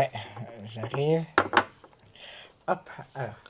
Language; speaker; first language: French; native; French